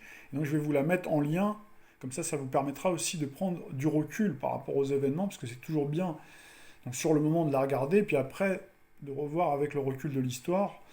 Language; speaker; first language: French; native; French